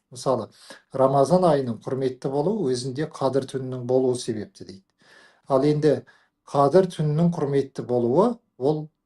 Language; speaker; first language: Kazakh; native; Kazakh